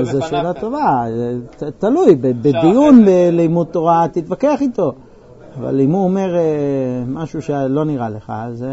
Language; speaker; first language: Hebrew; native; Hebrew